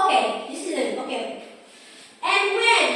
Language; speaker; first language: English; non-native, fluent; Indonesian